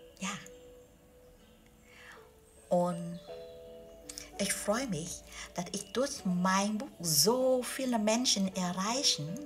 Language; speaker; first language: German; non-native, learner; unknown